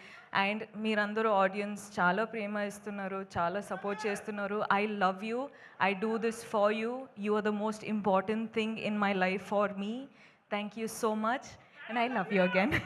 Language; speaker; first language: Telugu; non-native, local second language; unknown